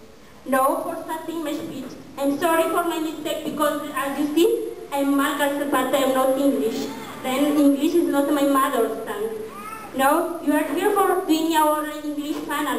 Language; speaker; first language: English; non-native, learner; Malagasy